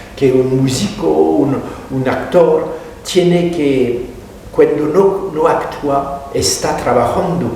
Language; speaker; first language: Spanish; non-native, fluent; French